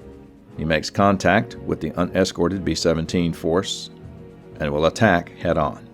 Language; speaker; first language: English; native; English